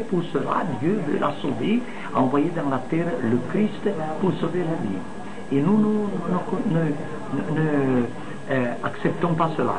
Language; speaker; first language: French; non-native, fluent; Italian